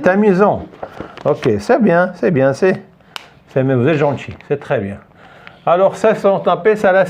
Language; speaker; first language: French; non-native, local second language; Arabic